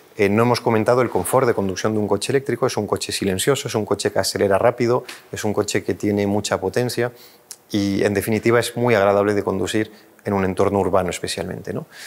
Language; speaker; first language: Spanish; non-native, fluent; French